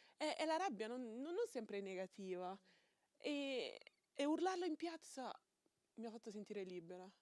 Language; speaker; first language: Italian; early bilingual, other home language; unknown